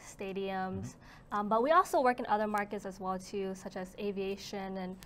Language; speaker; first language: English; native; English